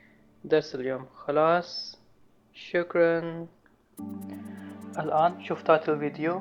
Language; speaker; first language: Arabic; non-native, learner; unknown